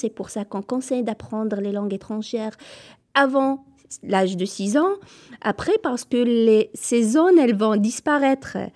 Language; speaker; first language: French; non-native, local second language; Kabyle